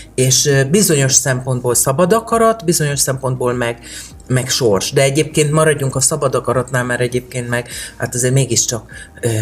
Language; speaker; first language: Hungarian; native; Hungarian